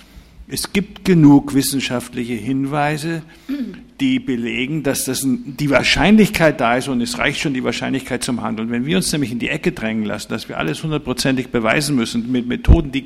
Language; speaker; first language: German; native; German